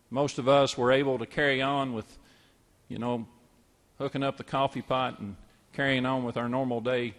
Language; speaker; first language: English; native; English